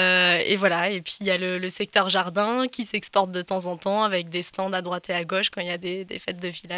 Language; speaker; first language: French; native; French